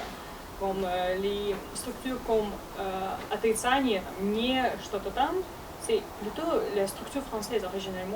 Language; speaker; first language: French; non-native, fluent; Russian